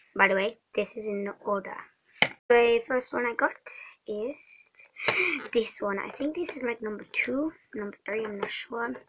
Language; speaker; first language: English; non-native, fluent; Swedish